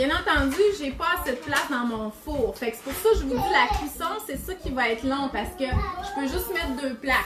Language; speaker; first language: French; native; French